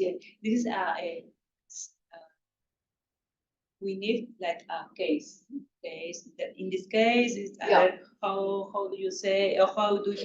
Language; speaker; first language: English; non-native, local second language; Spanish